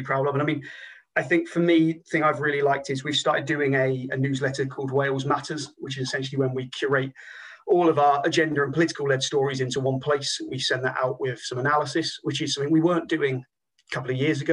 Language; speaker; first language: English; native; English